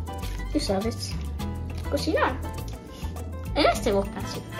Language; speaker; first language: Spanish; early bilingual, heritage; Spanish